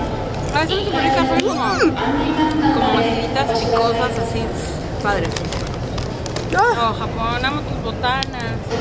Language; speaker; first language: Spanish; native; Spanish